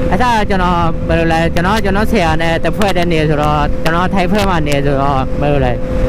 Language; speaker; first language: Burmese; non-native, learner; Thai